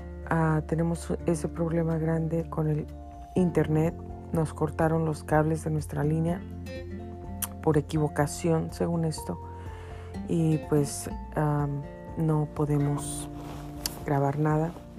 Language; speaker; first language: Spanish; native; Spanish